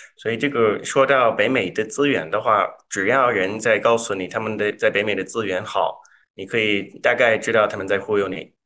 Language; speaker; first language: Chinese; non-native, fluent; English